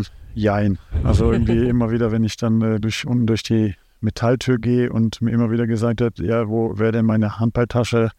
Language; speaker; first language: German; native; German